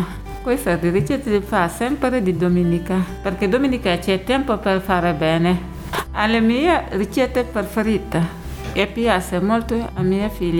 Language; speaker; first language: Italian; non-native, learner; Wolof